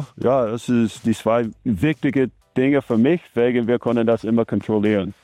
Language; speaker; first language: German; non-native, learner; English